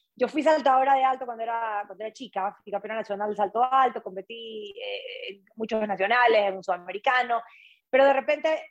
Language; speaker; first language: Spanish; native; Spanish